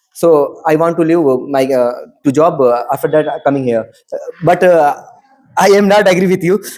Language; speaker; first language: English; non-native, learner; Hindi